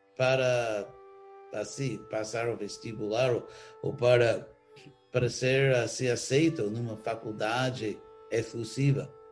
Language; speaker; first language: Portuguese; non-native, fluent; English